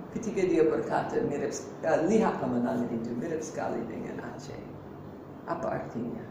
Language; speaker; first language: Indonesian; non-native, fluent; English